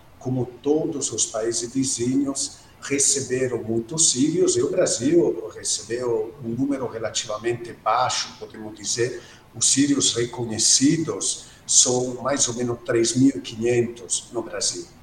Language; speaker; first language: Portuguese; non-native, fluent; Italian